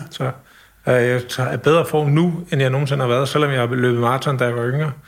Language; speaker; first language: Danish; native; Danish